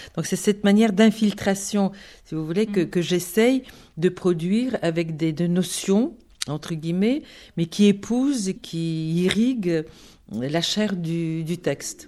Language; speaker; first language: French; non-native, fluent; Bulgarian